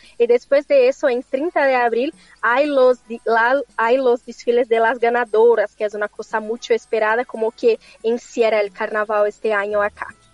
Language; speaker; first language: Spanish; non-native, fluent; Portuguese